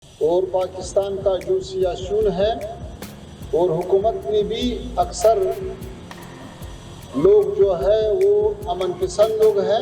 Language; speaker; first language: Hindi; non-native, fluent; Pashto